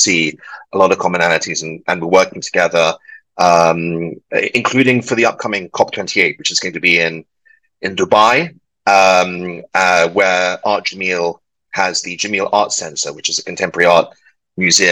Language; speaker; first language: English; native; English